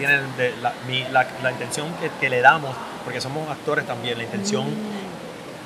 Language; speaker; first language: Spanish; native; Spanish